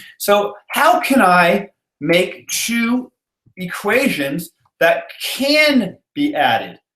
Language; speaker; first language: English; native; English